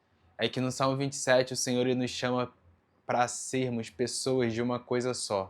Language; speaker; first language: Portuguese; native; Portuguese